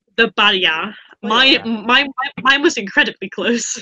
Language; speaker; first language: English; native; English